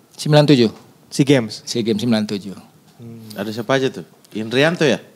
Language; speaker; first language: Indonesian; native; Indonesian